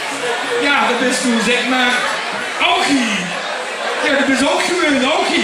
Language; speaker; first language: Dutch; native; Dutch